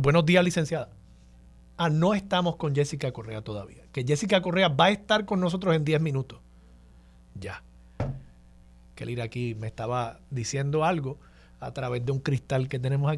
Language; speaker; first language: Spanish; native; Spanish